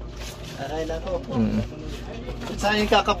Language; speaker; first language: Filipino; non-native, local second language; Bikol